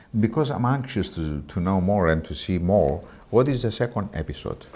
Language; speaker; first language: English; non-native, fluent; Greek